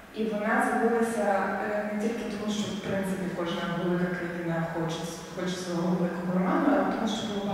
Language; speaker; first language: Polish; non-native, learner; Ukrainian